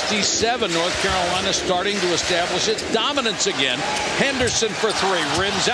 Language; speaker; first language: English; native; English